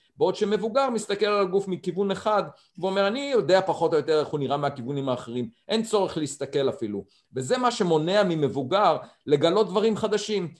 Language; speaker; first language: Hebrew; native; Hebrew